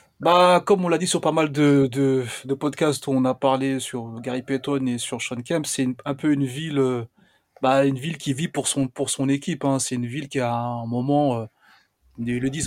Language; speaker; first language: French; native; French